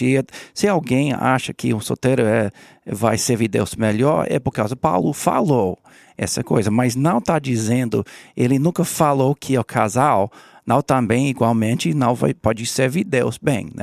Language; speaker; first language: Portuguese; non-native, learner; English